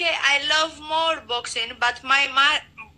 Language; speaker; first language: English; non-native, learner; Greek